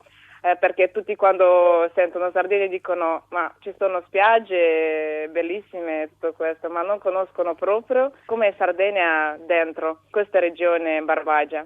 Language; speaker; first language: Italian; non-native, fluent; Romanian